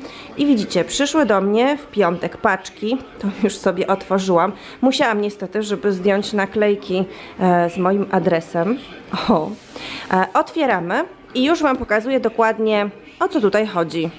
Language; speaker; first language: Polish; native; Polish